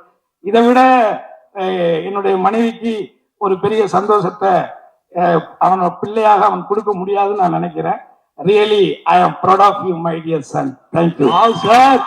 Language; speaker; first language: Tamil; native; Tamil